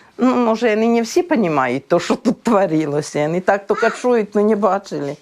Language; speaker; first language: Ukrainian; native; Ukrainian